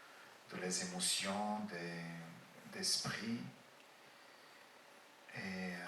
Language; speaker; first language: French; non-native, fluent; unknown